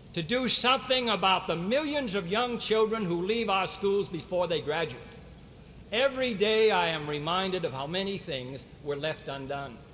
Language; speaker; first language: English; native; English